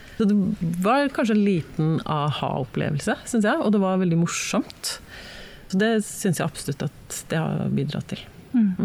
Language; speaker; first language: Norwegian; native; Norwegian